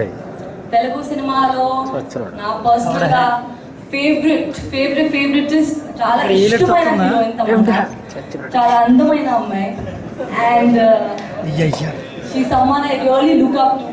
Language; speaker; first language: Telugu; non-native, learner; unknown